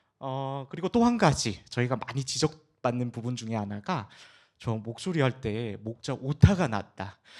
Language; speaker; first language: Korean; early bilingual, heritage; Korean